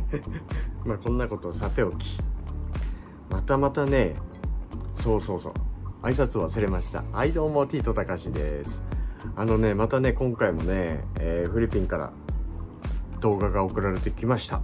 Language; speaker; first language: Japanese; native; Japanese